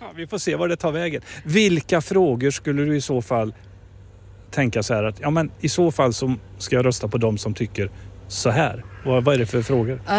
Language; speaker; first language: Swedish; native; Swedish